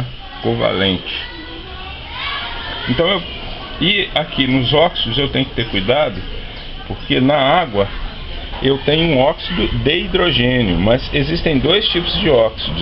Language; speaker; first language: Portuguese; native; Portuguese